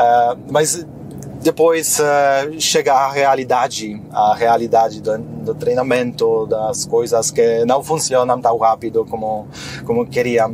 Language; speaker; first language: Portuguese; non-native, fluent; Polish